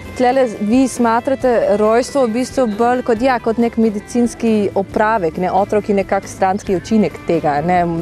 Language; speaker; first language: Slovenian; non-native, fluent; Dutch